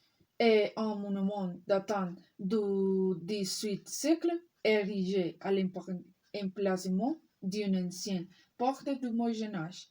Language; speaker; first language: French; non-native, learner; Spanish